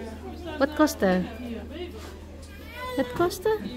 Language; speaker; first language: Dutch; non-native, learner; Filipino